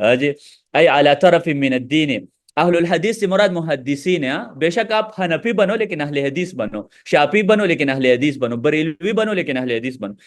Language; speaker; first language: Urdu; non-native, local second language; Pashto